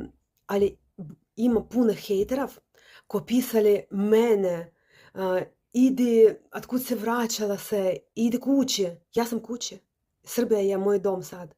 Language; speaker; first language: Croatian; non-native, learner; Russian